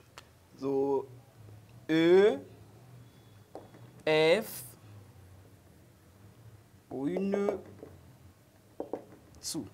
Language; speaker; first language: German; non-native, learner; French